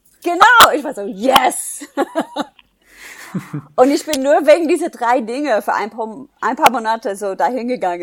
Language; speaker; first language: German; non-native, fluent; English